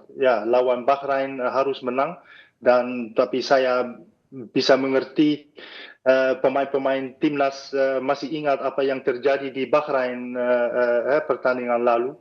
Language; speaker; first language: Indonesian; non-native, fluent; Dutch